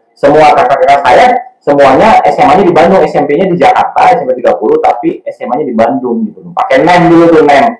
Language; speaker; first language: Indonesian; native; Indonesian